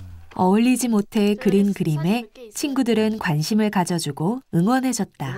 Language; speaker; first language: Korean; native; Korean